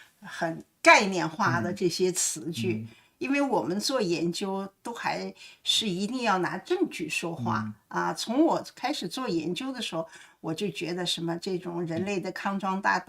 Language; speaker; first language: Chinese; native; Chinese